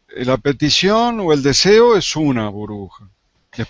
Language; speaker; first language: Spanish; native; Spanish